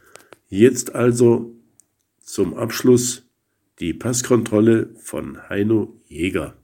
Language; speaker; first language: German; native; German